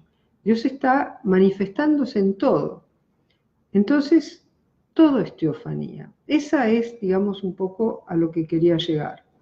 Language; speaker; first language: Spanish; native; Spanish